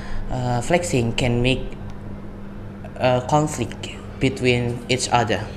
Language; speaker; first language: English; non-native, learner; Indonesian